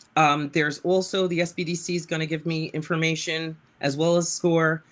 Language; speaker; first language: English; native; English